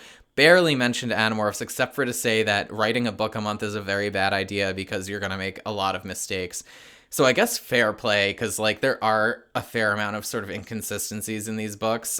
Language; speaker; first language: English; native; English